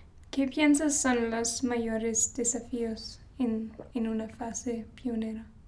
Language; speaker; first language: Spanish; non-native, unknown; English